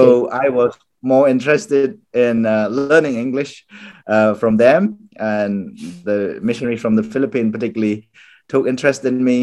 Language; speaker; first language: English; non-native, fluent; Khmer